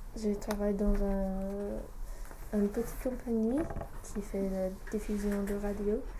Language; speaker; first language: French; non-native, learner; English